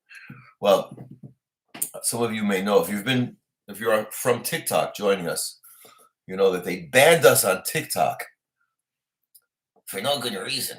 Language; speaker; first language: English; native; English